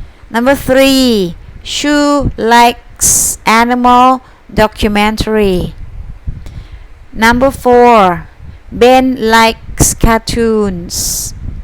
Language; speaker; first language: English; non-native, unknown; Thai